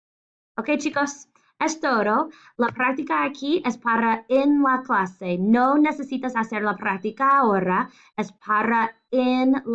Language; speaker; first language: Spanish; non-native, fluent; English